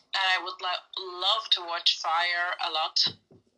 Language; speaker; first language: English; non-native, fluent; Turkish